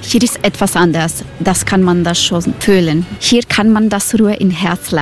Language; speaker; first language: German; non-native, learner; Croatian